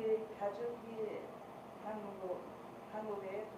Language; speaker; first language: Korean; non-native, learner; German